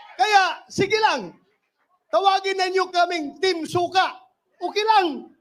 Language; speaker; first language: Filipino; non-native, local second language; Cebuano